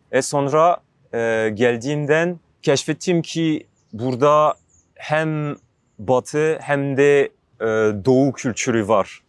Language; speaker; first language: Turkish; non-native, learner; French